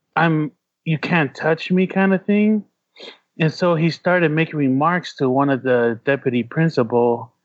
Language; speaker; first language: English; early bilingual, other home language; Tongan